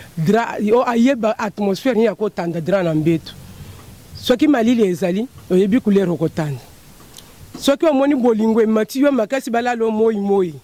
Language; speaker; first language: Lingala; non-native, local second language; Luba-Lulua